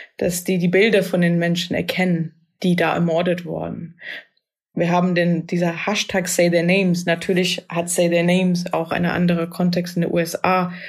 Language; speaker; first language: German; non-native, fluent; English